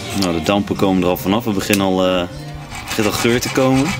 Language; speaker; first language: Dutch; native; Dutch